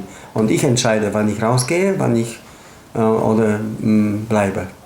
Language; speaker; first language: German; non-native, fluent; Polish